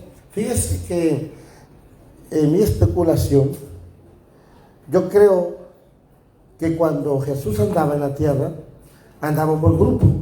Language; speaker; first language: Spanish; native; Spanish